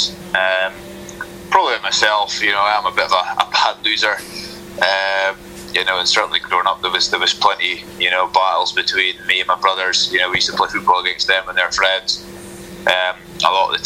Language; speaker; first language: English; native; English